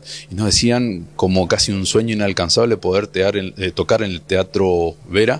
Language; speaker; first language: Spanish; native; Spanish